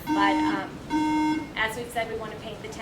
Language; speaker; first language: English; native; English